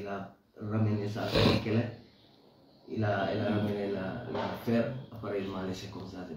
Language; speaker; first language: French; non-native, learner; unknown